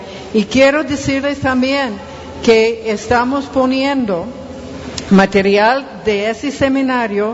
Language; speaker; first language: Spanish; non-native, fluent; English